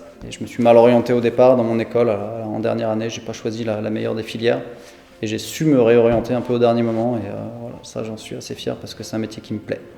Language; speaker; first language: French; native; French